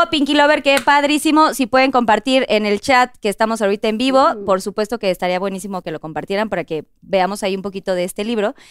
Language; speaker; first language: Spanish; native; Spanish